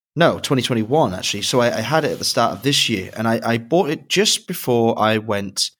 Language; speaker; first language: English; native; English